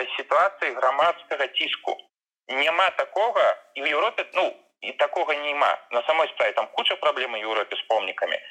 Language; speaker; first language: Belarusian; non-native, local second language; Russian